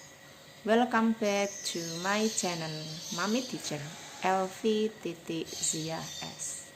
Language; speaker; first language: English; non-native, fluent; Indonesian